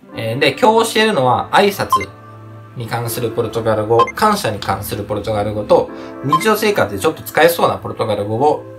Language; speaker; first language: Japanese; early bilingual, other home language; Portuguese